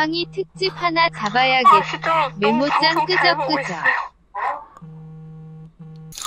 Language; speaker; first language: Korean; native; Korean